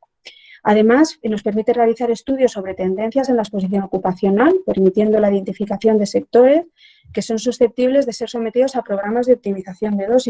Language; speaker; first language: Spanish; native; Spanish